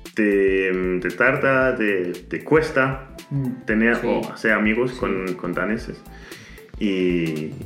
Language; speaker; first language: Spanish; non-native, fluent; Danish